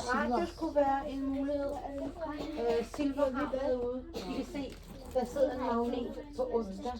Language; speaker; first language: Danish; native; Danish